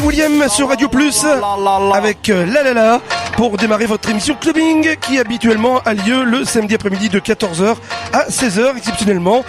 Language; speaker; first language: French; native; French